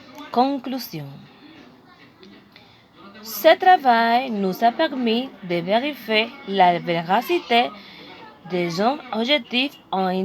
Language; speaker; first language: French; non-native, learner; Spanish